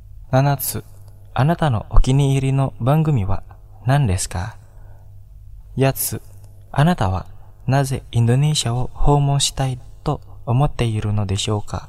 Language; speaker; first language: Japanese; non-native, fluent; Indonesian